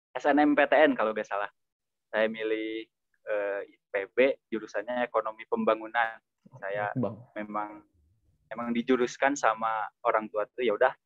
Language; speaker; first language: Indonesian; native; Indonesian